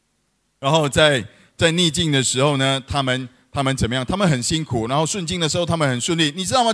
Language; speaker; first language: Chinese; native; Chinese